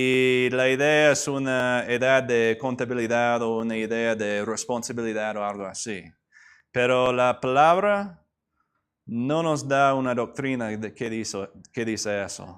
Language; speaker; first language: Spanish; non-native, fluent; English